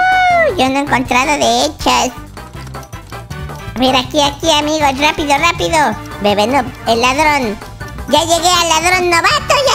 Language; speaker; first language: Spanish; native; Spanish